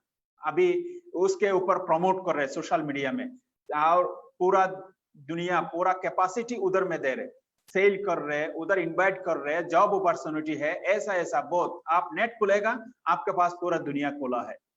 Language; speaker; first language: Hindi; non-native, fluent; Bangla